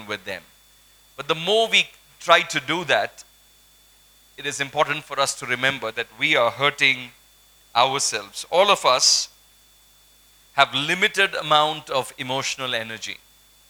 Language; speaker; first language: English; non-native, local second language; Malayalam